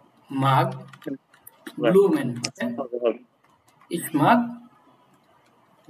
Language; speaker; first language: German; non-native, fluent; Bangla